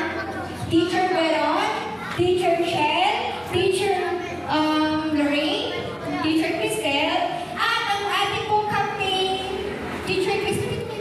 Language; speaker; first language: Filipino; native; Filipino